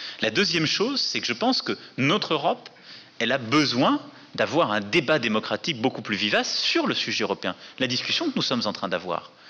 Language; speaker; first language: French; native; French